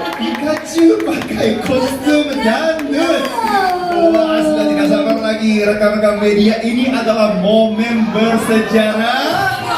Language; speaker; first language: Indonesian; non-native, fluent; Japanese